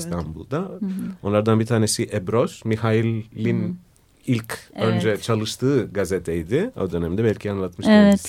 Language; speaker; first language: Turkish; non-native, fluent; Greek